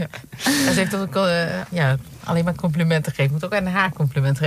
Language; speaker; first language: Dutch; native; Dutch